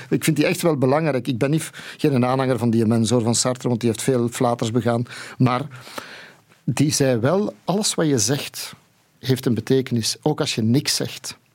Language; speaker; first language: Dutch; native; Dutch